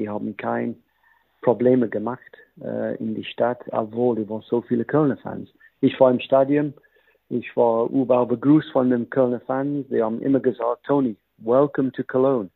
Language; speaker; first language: German; non-native, fluent; English